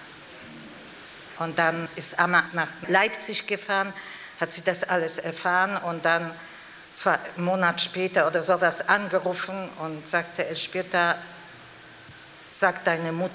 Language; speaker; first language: German; non-native, fluent; Polish